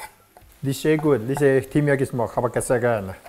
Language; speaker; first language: German; non-native, learner; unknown